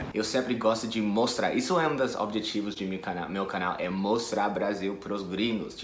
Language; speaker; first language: Portuguese; non-native, fluent; English